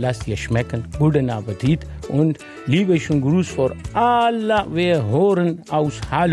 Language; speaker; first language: German; non-native, learner; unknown